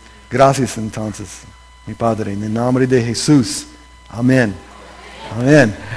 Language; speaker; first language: Spanish; non-native, learner; English